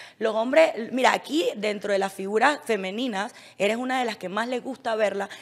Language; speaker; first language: Spanish; native; Spanish